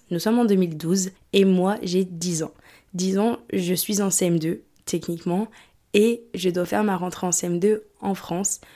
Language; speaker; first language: French; early bilingual, other home language; English